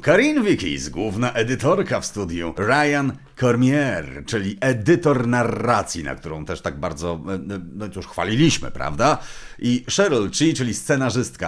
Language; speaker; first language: Polish; native; Polish